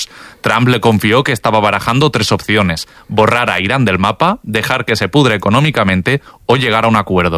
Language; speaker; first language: Spanish; native; Spanish